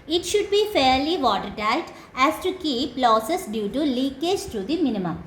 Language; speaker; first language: English; non-native, local second language; Malayalam